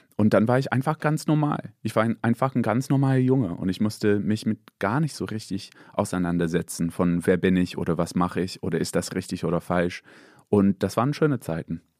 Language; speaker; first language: German; non-native, fluent; English